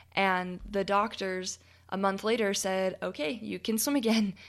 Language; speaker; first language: English; native; English